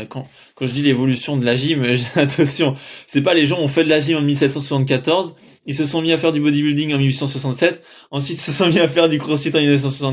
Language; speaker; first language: French; native; French